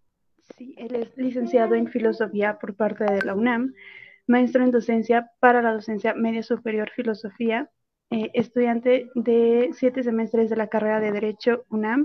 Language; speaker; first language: Spanish; native; Spanish